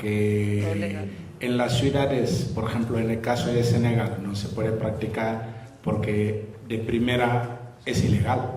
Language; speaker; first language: Spanish; non-native, fluent; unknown